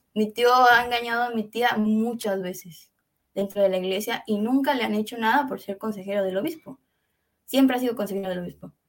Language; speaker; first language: Spanish; native; Spanish